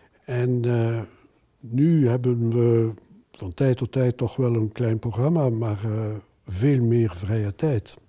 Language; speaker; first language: Dutch; non-native, local second language; French